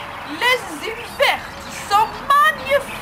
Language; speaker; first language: French; non-native, learner; Dutch